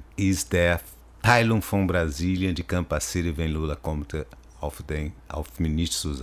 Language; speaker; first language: German; non-native, learner; Portuguese